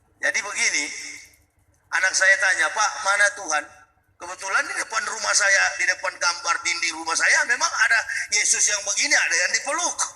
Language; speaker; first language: Indonesian; native; Indonesian